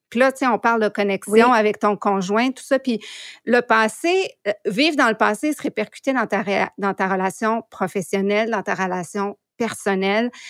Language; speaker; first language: French; native; French